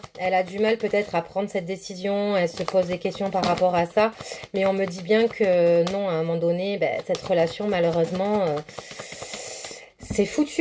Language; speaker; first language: French; native; French